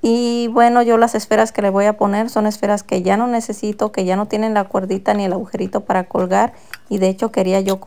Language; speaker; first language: Spanish; native; Spanish